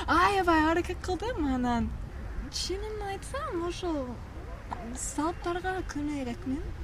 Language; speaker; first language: Kyrgyz; non-native, fluent; English